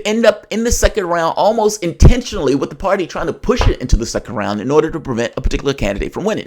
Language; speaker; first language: English; native; English